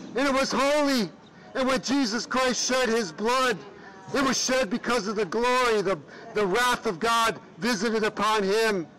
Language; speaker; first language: English; native; English